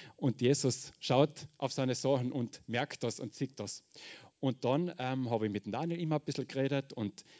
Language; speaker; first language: German; native; German